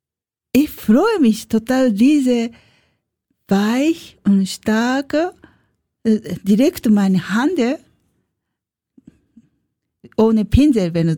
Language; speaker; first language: German; non-native, learner; Japanese